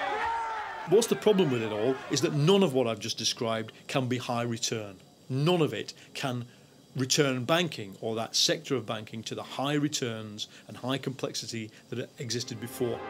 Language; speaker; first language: English; native; English